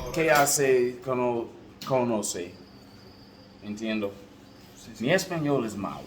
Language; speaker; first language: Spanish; non-native, learner; English